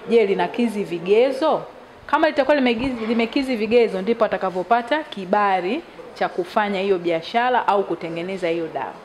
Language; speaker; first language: Swahili; native; Swahili